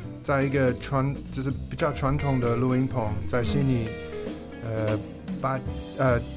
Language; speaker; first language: Chinese; non-native, fluent; English